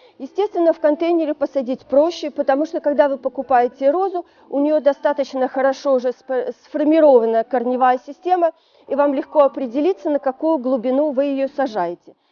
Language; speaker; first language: Russian; native; Russian